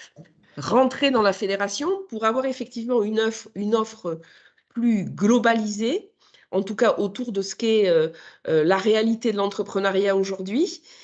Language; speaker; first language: French; native; French